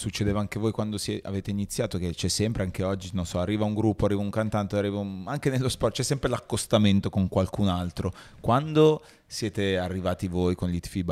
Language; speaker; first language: Italian; native; Italian